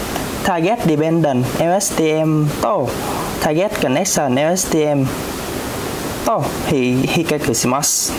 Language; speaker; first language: Japanese; non-native, learner; Vietnamese